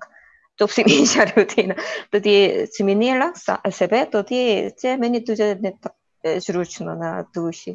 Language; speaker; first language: Ukrainian; non-native, learner; Korean